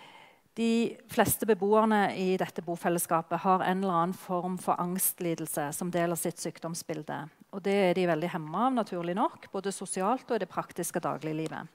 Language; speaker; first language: Norwegian; native; Norwegian